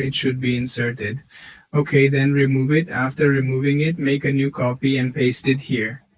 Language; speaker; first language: English; non-native, learner; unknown